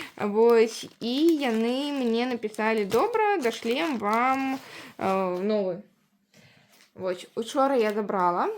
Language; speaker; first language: Belarusian; non-native, local second language; Russian